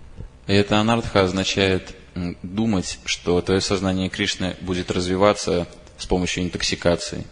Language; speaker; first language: Russian; native; Russian